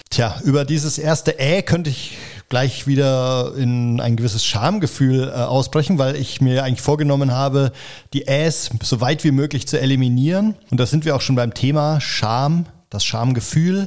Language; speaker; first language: German; native; German